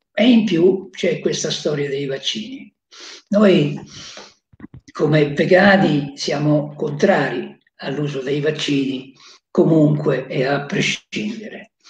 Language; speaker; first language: Italian; native; Italian